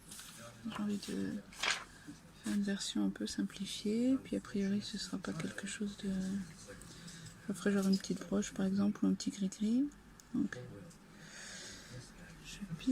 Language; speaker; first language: French; native; French